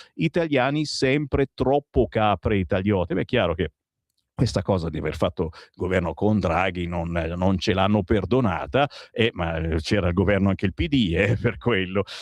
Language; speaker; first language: Italian; native; Italian